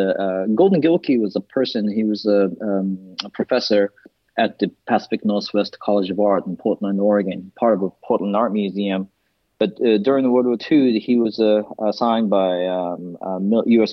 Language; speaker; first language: English; non-native, fluent; Japanese